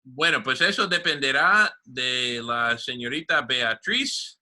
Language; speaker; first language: Spanish; non-native, fluent; English